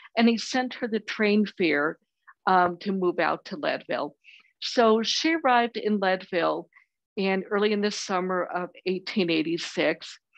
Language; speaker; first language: English; native; English